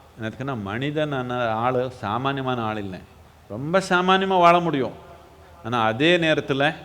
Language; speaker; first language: Tamil; non-native, local second language; Kannada